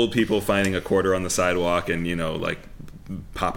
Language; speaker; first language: English; native; English